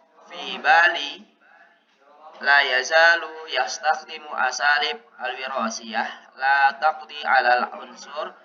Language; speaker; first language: Arabic; non-native, learner; Indonesian